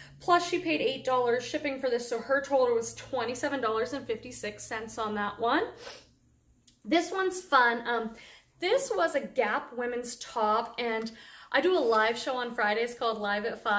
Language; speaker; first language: English; native; English